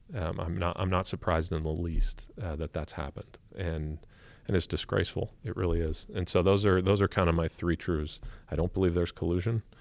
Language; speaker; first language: English; native; English